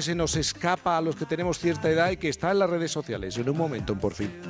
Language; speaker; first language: Spanish; native; Spanish